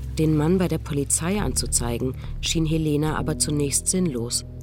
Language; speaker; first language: German; native; German